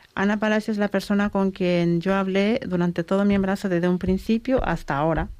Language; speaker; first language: Spanish; native; Spanish